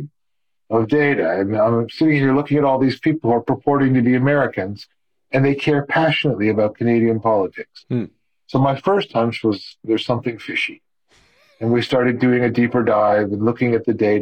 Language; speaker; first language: English; native; English